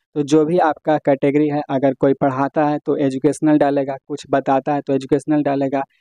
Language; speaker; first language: Hindi; native; Hindi